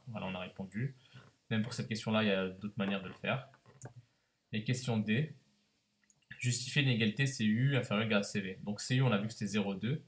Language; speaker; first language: French; native; French